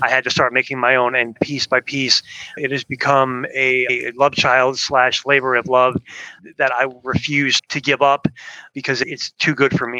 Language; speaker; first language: English; native; English